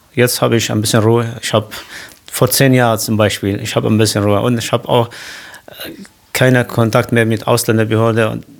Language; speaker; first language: German; non-native, learner; Kurdish